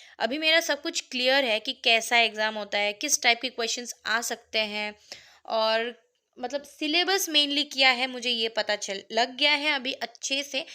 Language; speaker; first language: Hindi; non-native, local second language; Assamese